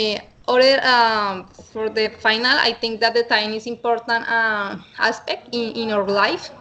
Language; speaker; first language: English; non-native, learner; Spanish